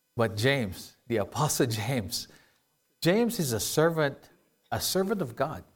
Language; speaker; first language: English; non-native, local second language; Filipino